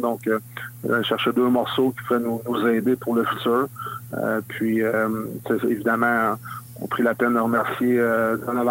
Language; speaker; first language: French; native; French